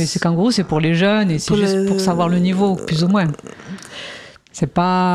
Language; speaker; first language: French; native; French